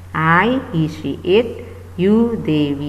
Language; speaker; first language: English; non-native, fluent; Indonesian